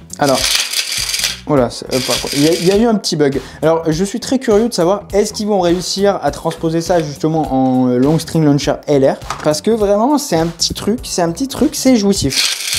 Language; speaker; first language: French; native; French